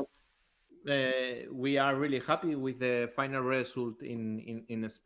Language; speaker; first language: English; non-native, learner; Spanish